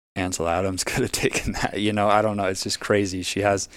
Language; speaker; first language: English; native; English